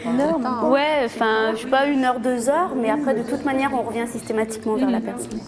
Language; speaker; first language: French; native; French